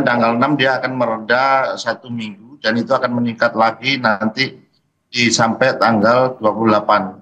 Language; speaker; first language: Indonesian; native; Indonesian